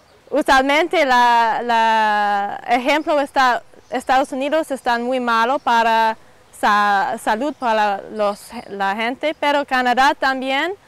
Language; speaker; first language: Spanish; non-native, learner; English